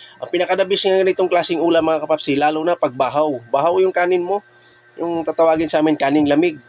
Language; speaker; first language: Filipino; non-native, local second language; Cebuano